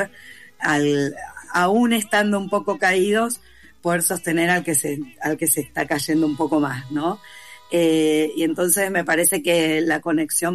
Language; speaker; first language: Spanish; native; Spanish